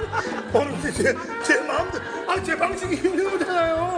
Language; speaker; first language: Korean; native; Korean